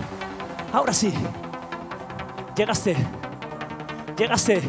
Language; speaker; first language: Spanish; native; Spanish